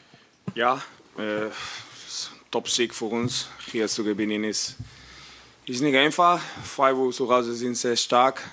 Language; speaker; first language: German; non-native, learner; Spanish